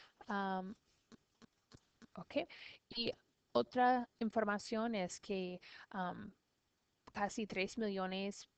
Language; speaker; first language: Spanish; non-native, learner; English